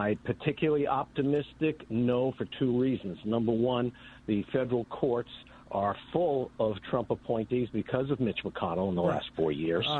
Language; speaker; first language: English; native; English